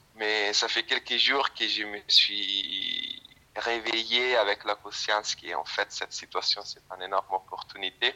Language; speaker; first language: French; non-native, fluent; Italian